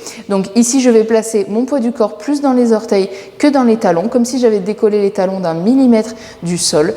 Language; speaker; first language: French; native; French